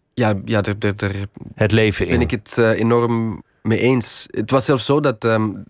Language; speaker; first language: Dutch; native; Dutch